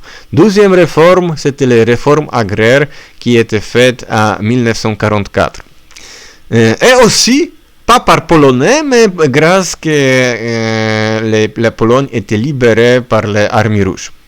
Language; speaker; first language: French; non-native, learner; Polish